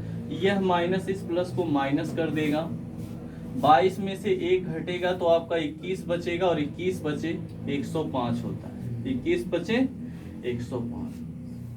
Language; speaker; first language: Hindi; native; Hindi